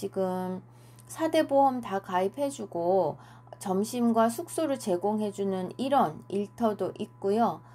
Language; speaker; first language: Korean; native; Korean